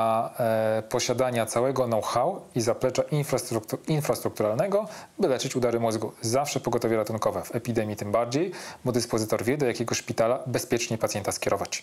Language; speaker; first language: Polish; native; Polish